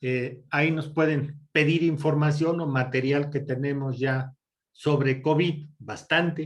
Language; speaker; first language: Spanish; native; Spanish